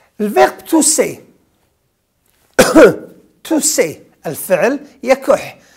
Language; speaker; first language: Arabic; native; Arabic